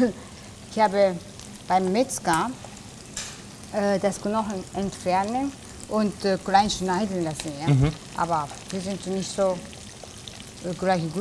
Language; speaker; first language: German; non-native, learner; Japanese